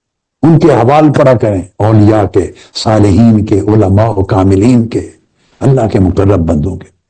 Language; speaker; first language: Urdu; native; Urdu